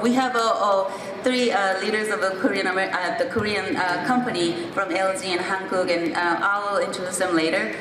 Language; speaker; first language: English; non-native, fluent; Korean